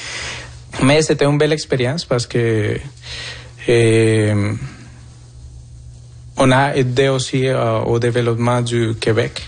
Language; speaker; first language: French; non-native, fluent; Spanish